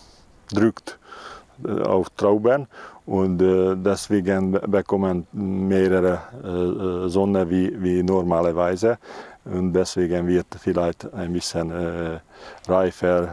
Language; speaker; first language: German; non-native, learner; Hungarian